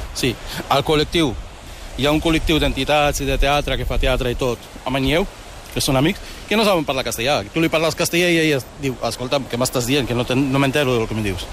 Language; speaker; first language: Catalan; early bilingual, other home language; Arabic